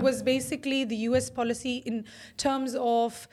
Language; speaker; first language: English; non-native, local second language; Urdu